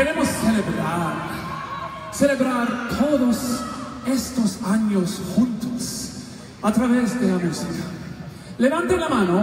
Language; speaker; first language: Spanish; non-native, fluent; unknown